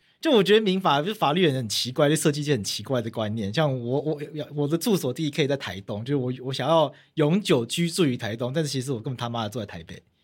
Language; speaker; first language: Chinese; native; Chinese